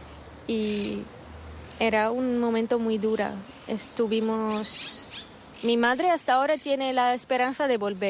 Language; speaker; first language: Spanish; non-native, fluent; Arabic